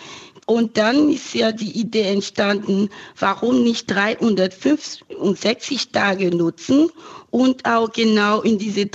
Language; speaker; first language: German; non-native, fluent; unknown